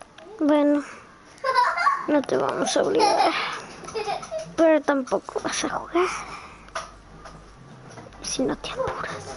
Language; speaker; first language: Spanish; native; Spanish